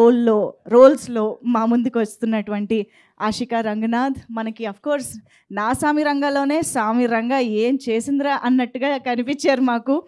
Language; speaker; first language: Telugu; native; Telugu